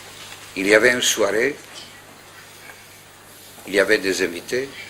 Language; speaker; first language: French; non-native, fluent; Greek